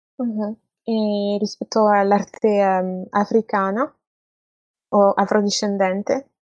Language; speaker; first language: Italian; non-native, fluent; French